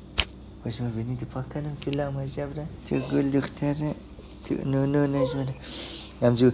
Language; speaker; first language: Persian; native; Persian